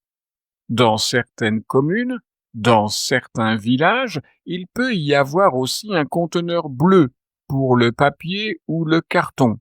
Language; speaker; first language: French; native; French